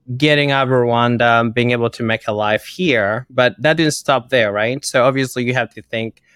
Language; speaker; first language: English; early bilingual, other home language; Kinyarwanda